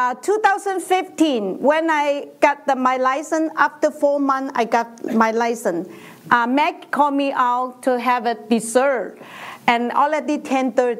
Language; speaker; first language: English; non-native, learner; Chinese